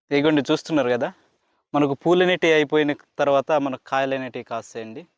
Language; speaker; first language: Telugu; non-native, local second language; Koya